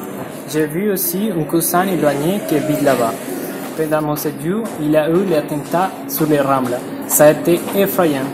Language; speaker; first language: French; non-native, fluent; Spanish